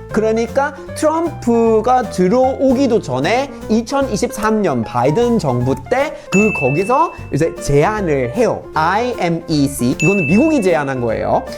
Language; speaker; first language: Korean; non-native, fluent; English